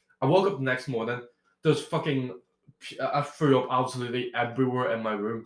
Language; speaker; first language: English; native; English